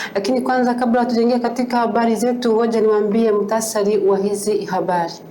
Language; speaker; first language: Swahili; non-native, local second language; Kinyarwanda